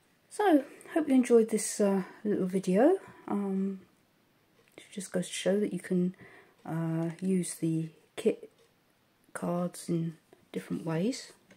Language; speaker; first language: English; native; English